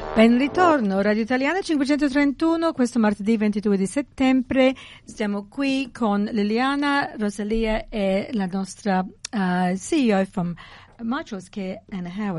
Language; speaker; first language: Italian; early bilingual, heritage; English